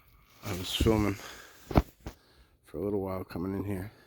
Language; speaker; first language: English; native; English